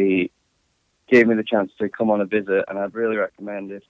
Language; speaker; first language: English; native; English